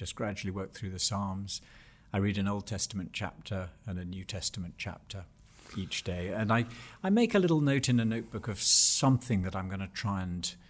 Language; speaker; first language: English; native; English